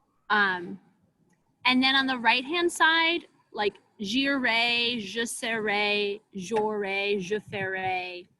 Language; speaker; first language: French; non-native, fluent; English